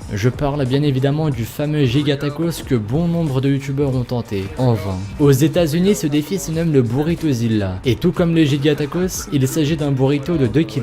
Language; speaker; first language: French; native; French